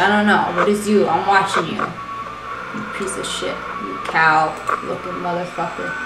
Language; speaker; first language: English; native; English